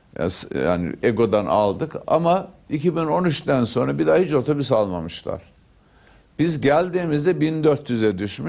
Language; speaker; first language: Turkish; native; Turkish